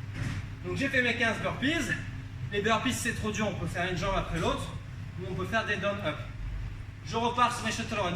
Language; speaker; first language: French; native; French